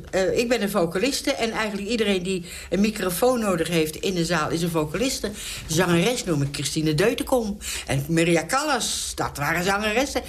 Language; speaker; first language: Dutch; native; Dutch